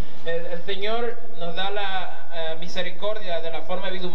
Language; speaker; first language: Spanish; native; Spanish